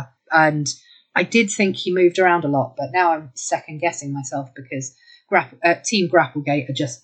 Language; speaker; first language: English; native; English